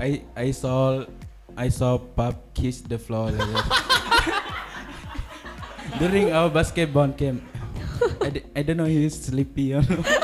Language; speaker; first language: English; non-native, learner; Thai